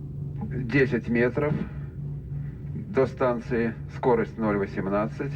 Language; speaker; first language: Russian; native; Russian